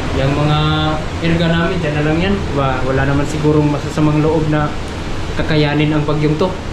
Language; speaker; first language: Filipino; non-native, local second language; Cebuano